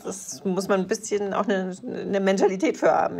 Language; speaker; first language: German; native; German